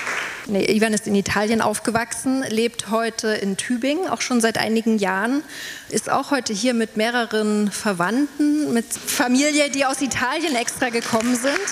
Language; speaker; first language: German; native; German